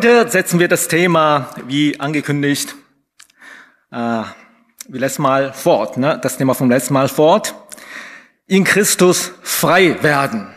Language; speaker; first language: German; non-native, fluent; Chinese